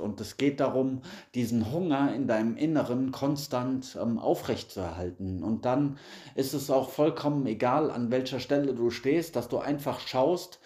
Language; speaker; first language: German; native; German